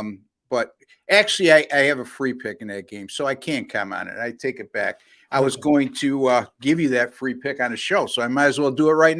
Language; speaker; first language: English; native; English